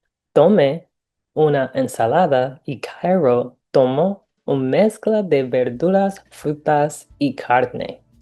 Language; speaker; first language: Spanish; non-native, learner; English